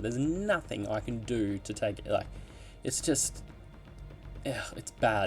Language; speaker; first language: English; native; English